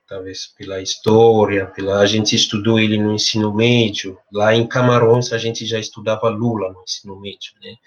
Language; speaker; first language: Portuguese; non-native, fluent; French